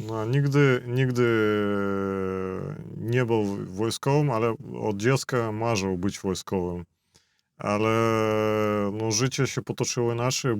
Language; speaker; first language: Polish; non-native, fluent; Belarusian